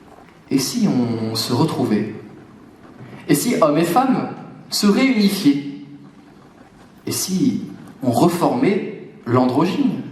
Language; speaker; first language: French; native; French